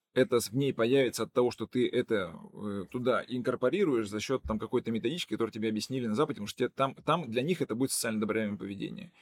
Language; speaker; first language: Russian; non-native, local second language; Udmurt